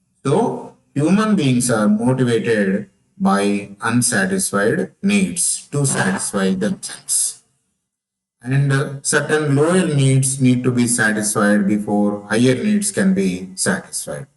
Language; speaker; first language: English; non-native, local second language; Telugu